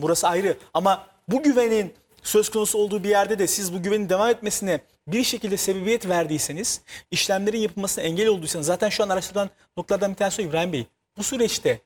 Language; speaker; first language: Turkish; native; Turkish